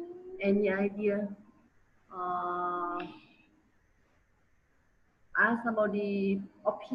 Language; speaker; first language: English; non-native, learner; Vietnamese